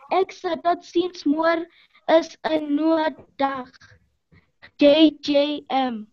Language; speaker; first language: Afrikaans; non-native, local second language; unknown